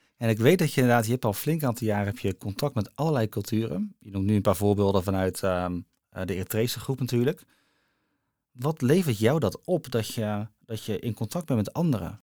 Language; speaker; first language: Dutch; native; Dutch